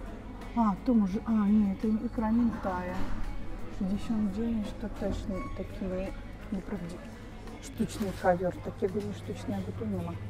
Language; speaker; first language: Polish; non-native, fluent; Russian